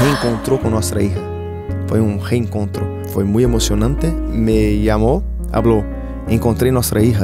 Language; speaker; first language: Spanish; non-native, fluent; Portuguese